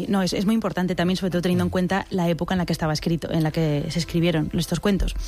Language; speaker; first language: Spanish; native; Spanish